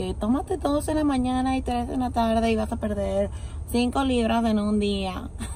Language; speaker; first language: Spanish; early bilingual, heritage; Spanish